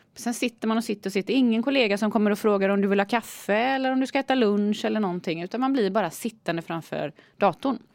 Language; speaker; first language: Swedish; native; Swedish